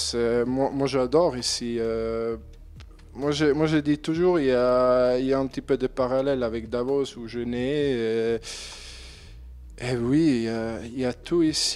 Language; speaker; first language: French; non-native, learner; German